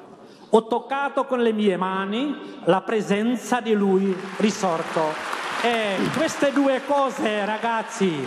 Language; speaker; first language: Italian; non-native, fluent; Czech